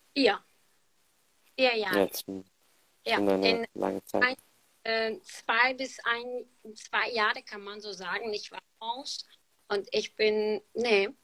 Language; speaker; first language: German; non-native, learner; Turkish